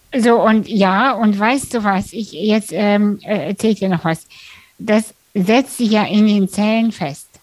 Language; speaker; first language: German; early bilingual, other home language; Russian